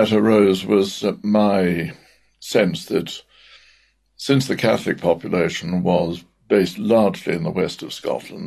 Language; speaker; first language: English; native; English